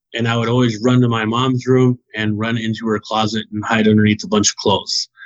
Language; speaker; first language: English; native; English